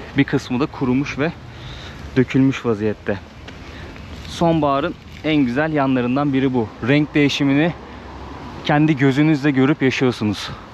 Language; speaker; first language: Turkish; native; Turkish